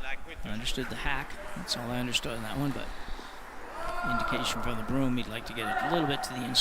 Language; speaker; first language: English; native; English